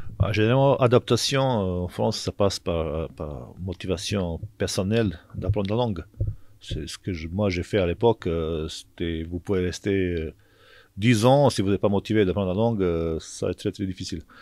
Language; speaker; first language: French; non-native, fluent; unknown